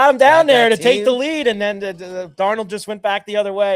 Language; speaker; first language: English; native; English